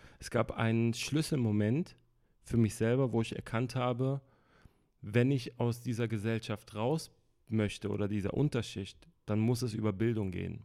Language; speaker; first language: German; early bilingual, other home language; Turkish